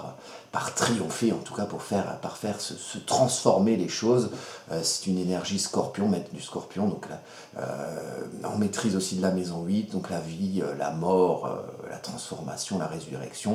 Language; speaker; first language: French; native; French